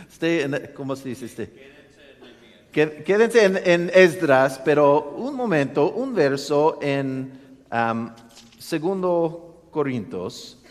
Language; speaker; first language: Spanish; non-native, learner; English